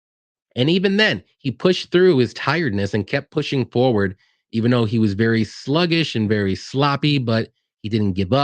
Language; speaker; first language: English; native; English